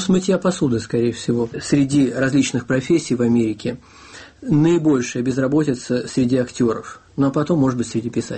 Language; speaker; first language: Russian; native; Russian